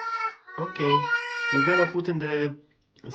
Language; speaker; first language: English; non-native, learner; Romanian